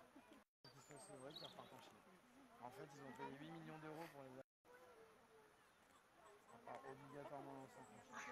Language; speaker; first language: French; native; French